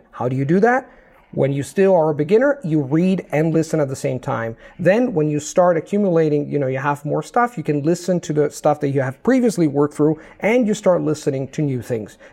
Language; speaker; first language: English; non-native, fluent; Italian